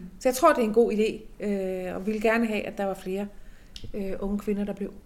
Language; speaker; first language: Danish; native; Danish